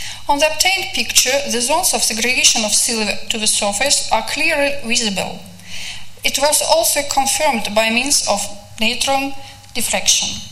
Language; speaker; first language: English; non-native, fluent; Russian